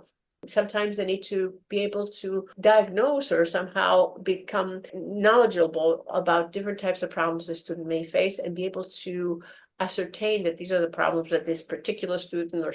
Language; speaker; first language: English; non-native, fluent; Greek